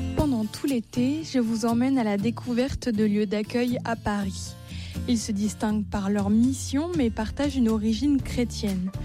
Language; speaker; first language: French; native; French